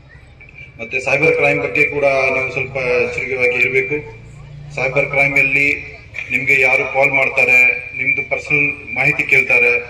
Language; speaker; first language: Kannada; non-native, fluent; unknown